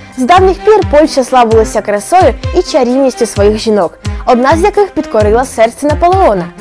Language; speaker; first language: Ukrainian; native; Ukrainian